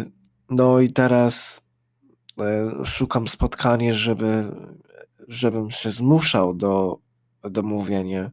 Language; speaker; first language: Polish; early bilingual, heritage; English